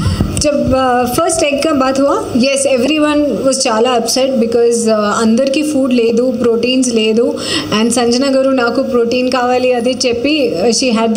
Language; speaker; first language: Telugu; non-native, learner; Hindi